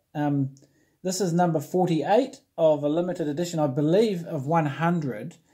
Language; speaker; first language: English; native; English